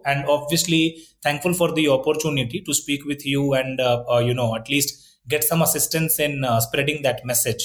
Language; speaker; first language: English; non-native, local second language; Hindi